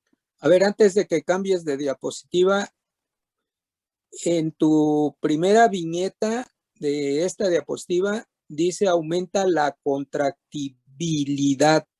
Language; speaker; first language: Spanish; native; Spanish